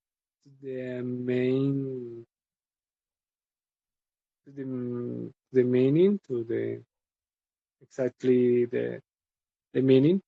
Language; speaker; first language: English; non-native, learner; Spanish